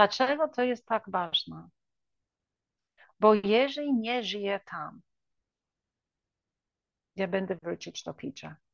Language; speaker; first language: Polish; early bilingual, heritage; English